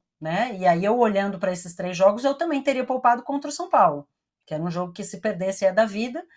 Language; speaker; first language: Portuguese; native; Portuguese